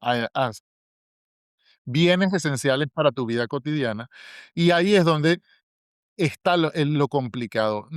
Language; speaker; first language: Spanish; native; Spanish